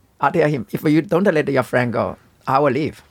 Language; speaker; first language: English; non-native, learner; Chinese